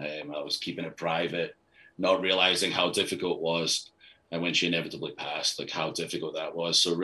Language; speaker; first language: English; native; English